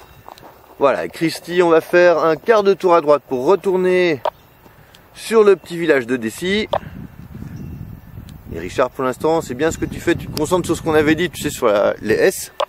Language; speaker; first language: French; native; French